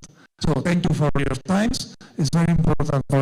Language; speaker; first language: English; non-native, learner; Italian